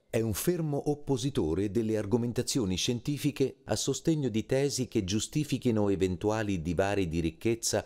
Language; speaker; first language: Italian; native; Italian